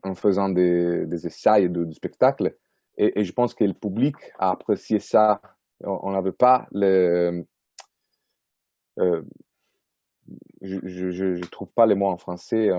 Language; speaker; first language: French; non-native, fluent; Italian